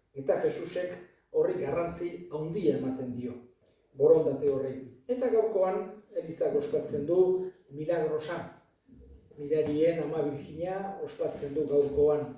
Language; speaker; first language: Basque; native; Basque